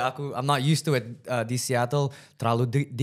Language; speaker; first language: Indonesian; early bilingual, heritage; English